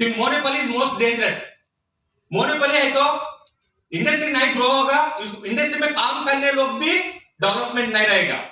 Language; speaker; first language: Hindi; non-native, local second language; Telugu